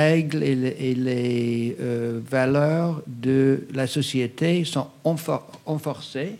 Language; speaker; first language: French; non-native, fluent; English